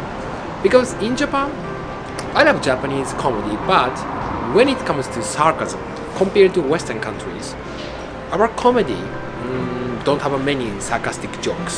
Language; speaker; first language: English; non-native, fluent; Japanese